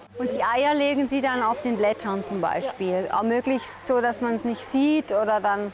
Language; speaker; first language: German; native; German